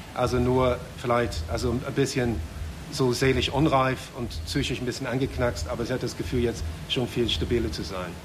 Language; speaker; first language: German; non-native, fluent; English